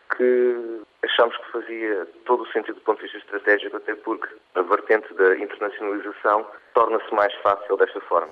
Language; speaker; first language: Portuguese; non-native, fluent; English